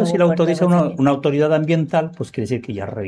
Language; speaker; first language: Spanish; native; Spanish